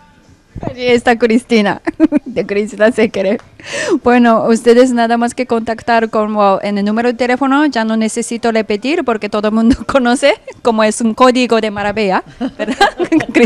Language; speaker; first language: Spanish; non-native, fluent; Japanese